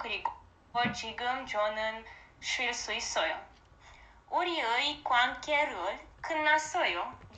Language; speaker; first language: Korean; non-native, learner; Romanian